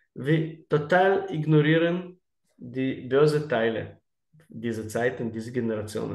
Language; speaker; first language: German; non-native, learner; Russian